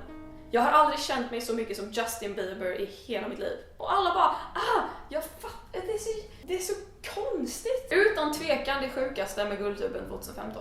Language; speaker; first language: Swedish; native; Swedish